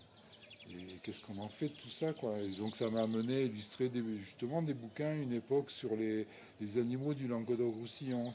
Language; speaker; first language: French; native; French